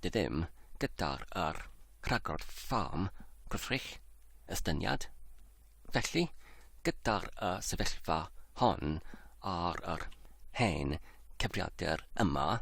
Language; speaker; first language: Welsh; non-native, learner; English